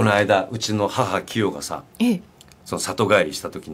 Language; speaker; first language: Japanese; native; Japanese